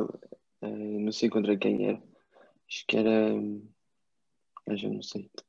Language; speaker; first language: Portuguese; early bilingual, heritage; Portuguese